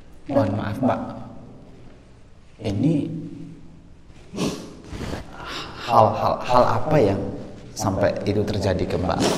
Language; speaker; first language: Indonesian; native; Indonesian